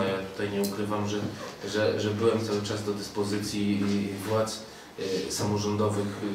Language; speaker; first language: Polish; native; Polish